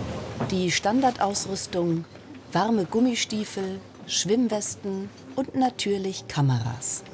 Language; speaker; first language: German; native; German